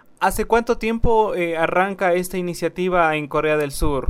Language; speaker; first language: Spanish; native; Spanish